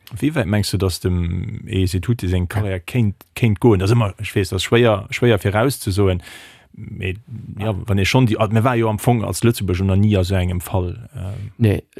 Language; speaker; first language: Luxembourgish; native; Luxembourgish